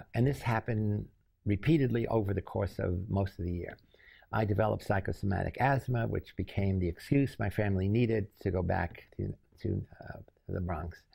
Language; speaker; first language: English; native; English